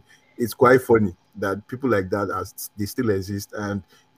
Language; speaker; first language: English; non-native, local second language; Yoruba